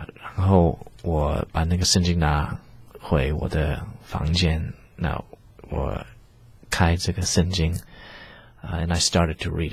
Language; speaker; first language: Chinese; early bilingual, heritage; English